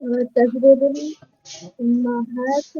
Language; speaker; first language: Arabic; non-native, learner; Urdu